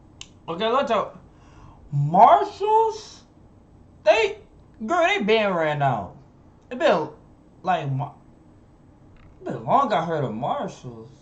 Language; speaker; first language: English; native; English